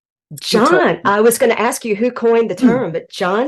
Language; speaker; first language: English; native; English